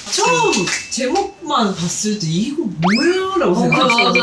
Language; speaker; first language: Korean; non-native, fluent; Japanese